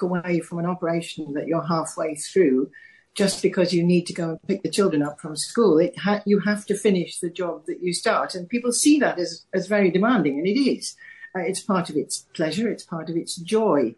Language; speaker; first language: English; native; English